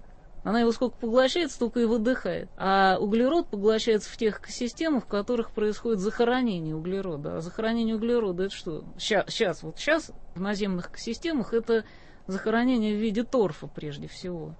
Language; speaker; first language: Russian; native; Russian